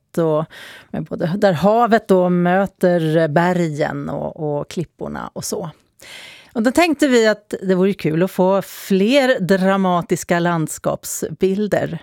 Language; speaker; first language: Swedish; native; Swedish